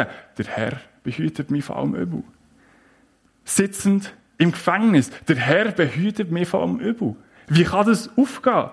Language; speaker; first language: German; native; German